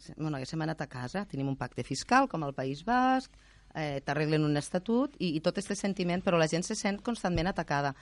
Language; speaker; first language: Catalan; native; Catalan